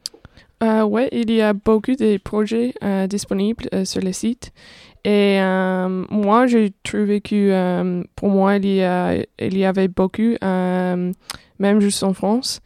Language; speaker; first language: French; non-native, fluent; English